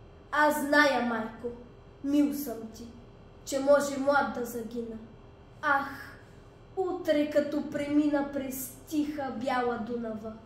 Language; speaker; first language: Bulgarian; native; Bulgarian